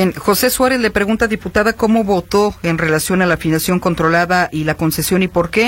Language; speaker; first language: Spanish; native; Spanish